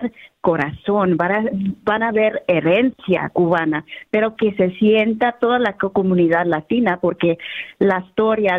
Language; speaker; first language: Spanish; early bilingual, heritage; Spanish